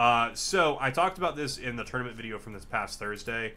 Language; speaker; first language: English; native; English